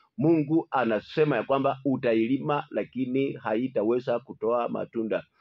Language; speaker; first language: Swahili; non-native, local second language; Luyia